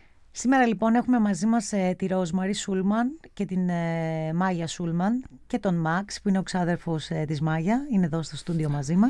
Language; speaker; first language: Greek; native; Greek